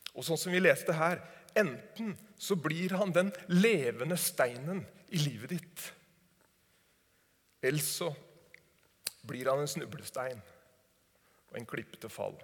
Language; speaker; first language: Norwegian; native; Norwegian